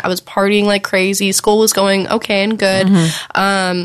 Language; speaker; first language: English; native; English